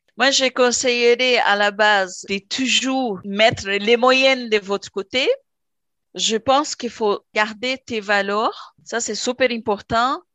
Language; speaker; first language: French; non-native, fluent; Portuguese